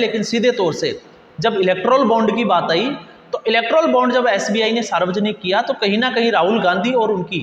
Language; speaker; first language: Hindi; native; Hindi